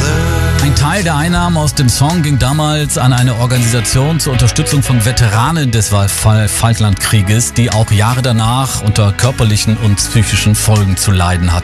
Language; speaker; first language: German; native; German